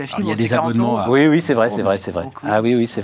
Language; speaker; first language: French; native; French